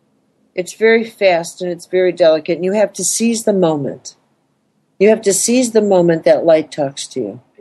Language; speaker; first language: English; native; English